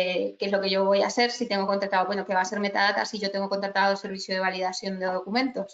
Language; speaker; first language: Spanish; native; Spanish